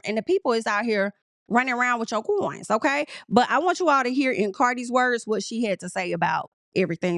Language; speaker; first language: English; native; English